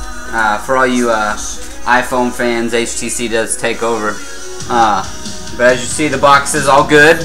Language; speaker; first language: English; native; English